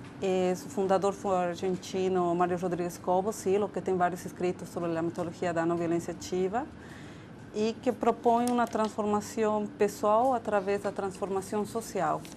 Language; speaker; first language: Portuguese; non-native, fluent; Spanish